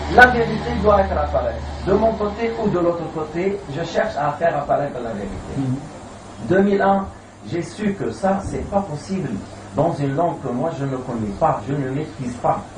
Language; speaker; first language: French; non-native, fluent; Arabic